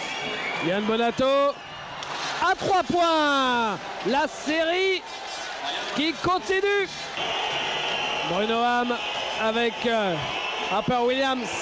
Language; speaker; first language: French; native; French